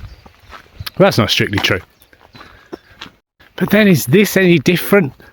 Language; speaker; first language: English; native; English